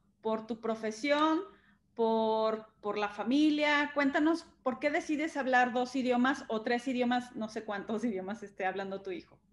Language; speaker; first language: Spanish; native; Spanish